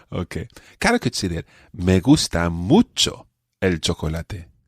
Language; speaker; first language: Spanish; non-native, fluent; English